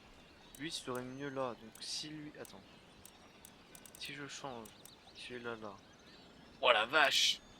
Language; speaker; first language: French; native; French